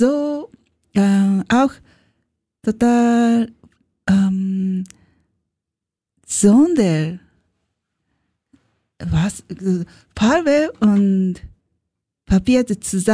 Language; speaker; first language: German; non-native, learner; Japanese